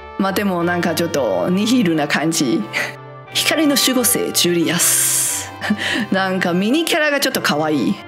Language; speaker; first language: Japanese; non-native, fluent; Chinese